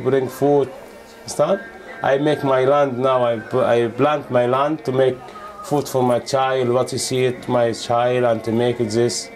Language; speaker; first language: English; non-native, learner; Arabic